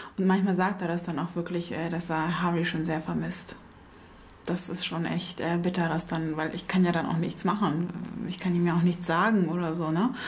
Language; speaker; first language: German; native; German